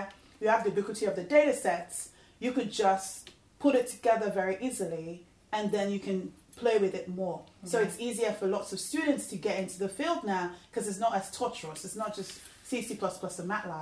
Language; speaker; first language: English; non-native, local second language; Yoruba